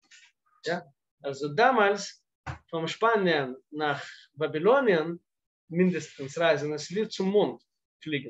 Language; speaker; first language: German; non-native, fluent; Russian